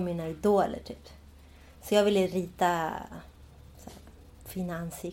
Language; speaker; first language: Swedish; early bilingual, other home language; Spanish